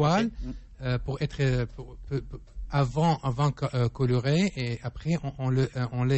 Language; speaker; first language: French; non-native, learner; Arabic